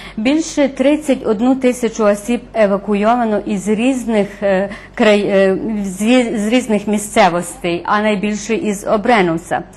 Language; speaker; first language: Ukrainian; early bilingual, heritage; Ukrainian